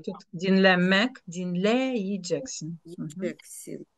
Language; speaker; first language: Turkish; non-native, fluent; Ukrainian